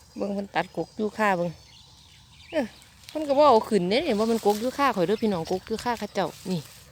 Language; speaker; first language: Thai; native; Thai